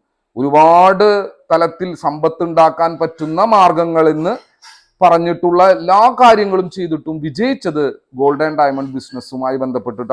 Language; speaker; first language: Malayalam; native; Malayalam